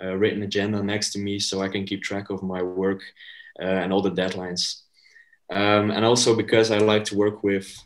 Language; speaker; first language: English; non-native, fluent; Dutch